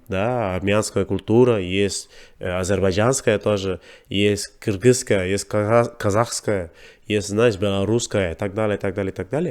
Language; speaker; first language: Russian; non-native, learner; English